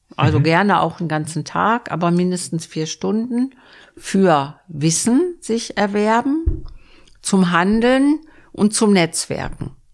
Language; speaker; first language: German; native; German